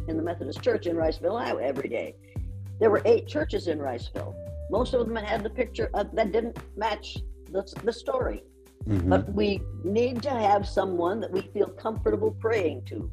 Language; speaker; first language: English; native; English